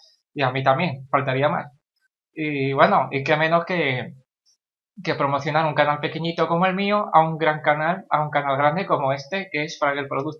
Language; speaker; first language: Spanish; native; Spanish